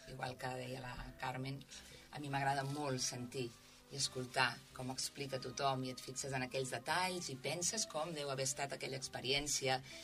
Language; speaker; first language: Catalan; native; Catalan